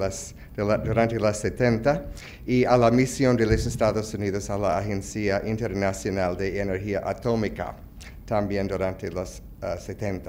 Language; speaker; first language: Spanish; non-native, fluent; English